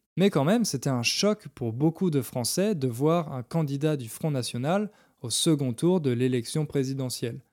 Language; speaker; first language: French; native; French